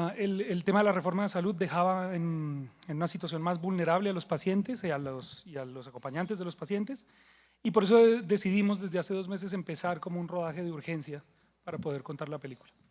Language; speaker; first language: Spanish; native; Spanish